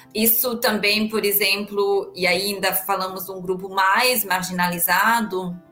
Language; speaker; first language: Portuguese; non-native, fluent; German